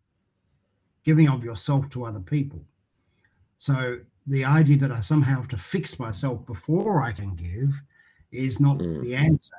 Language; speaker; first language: English; native; English